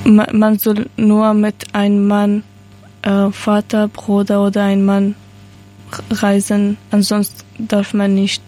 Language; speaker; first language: German; non-native, learner; Persian